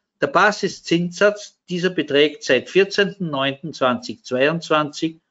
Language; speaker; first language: German; native; German